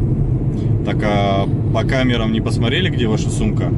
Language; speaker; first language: Russian; native; Russian